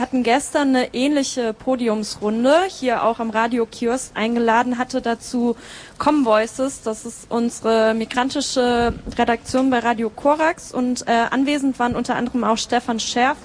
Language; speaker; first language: German; native; German